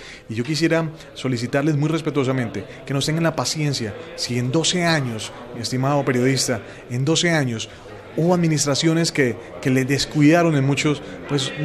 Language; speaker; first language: Spanish; native; Spanish